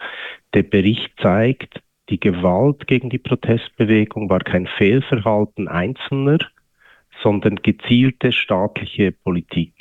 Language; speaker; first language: German; native; German